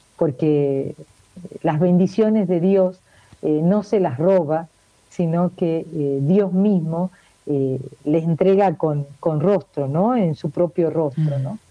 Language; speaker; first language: Spanish; native; Spanish